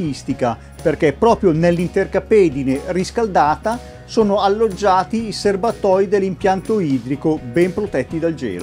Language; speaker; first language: Italian; native; Italian